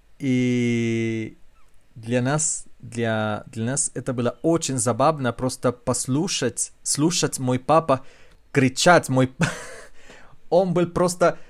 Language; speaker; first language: Russian; non-native, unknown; Spanish